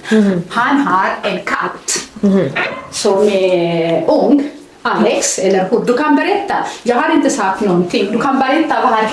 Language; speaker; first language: Swedish; non-native, learner; Amharic